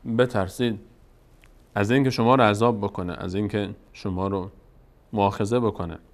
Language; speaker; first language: Persian; native; Persian